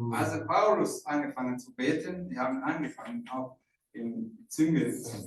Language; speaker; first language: German; non-native, fluent; Rundi